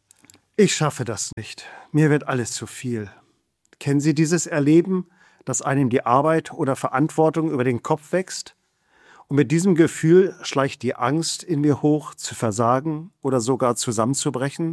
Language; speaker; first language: German; native; German